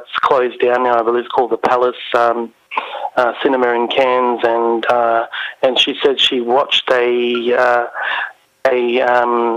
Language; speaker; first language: English; native; English